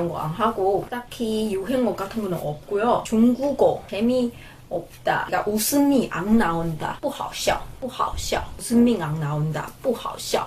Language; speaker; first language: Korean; non-native, fluent; Chinese